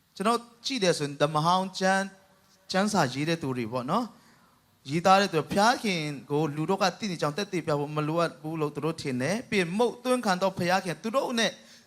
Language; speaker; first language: Burmese; non-native, local second language; Tedim Chin